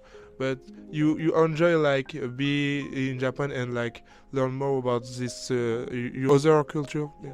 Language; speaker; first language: English; non-native, learner; French